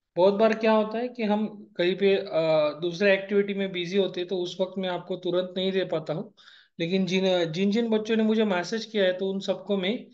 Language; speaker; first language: Hindi; non-native, local second language; Marathi